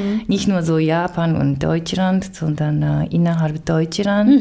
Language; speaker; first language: German; non-native, learner; Japanese